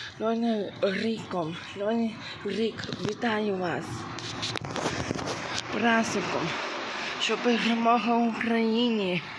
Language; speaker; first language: Ukrainian; non-native, local second language; Russian